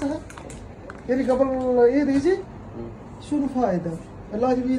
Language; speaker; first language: Arabic; non-native, learner; Urdu